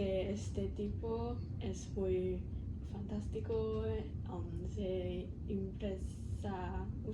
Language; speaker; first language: Spanish; non-native, learner; Cantonese